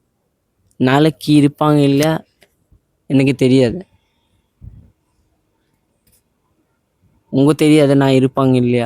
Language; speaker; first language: Tamil; non-native, learner; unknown